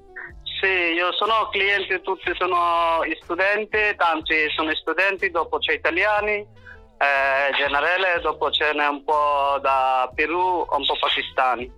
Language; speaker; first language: Italian; non-native, learner; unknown